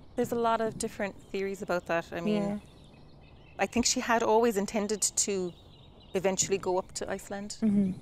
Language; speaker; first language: English; native; English